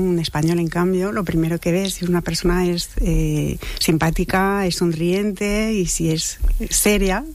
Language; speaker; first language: Spanish; non-native, fluent; French